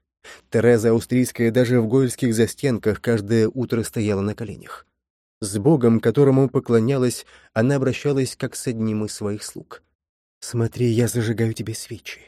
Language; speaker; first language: Russian; native; Russian